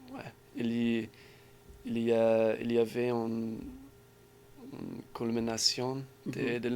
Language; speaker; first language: French; non-native, learner; English